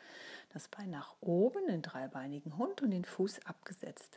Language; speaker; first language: German; native; German